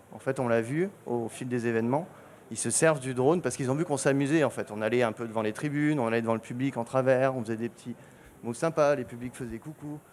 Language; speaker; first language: French; native; French